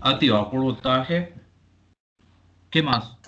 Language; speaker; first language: Spanish; native; Spanish